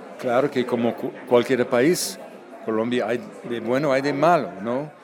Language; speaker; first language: Spanish; non-native, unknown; English